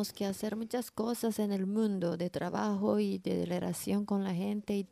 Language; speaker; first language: Spanish; non-native, learner; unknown